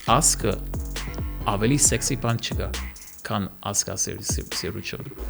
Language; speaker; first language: Armenian; early bilingual, heritage; Armenian